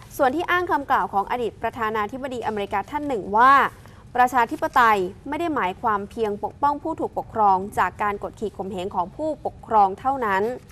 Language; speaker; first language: Thai; native; Thai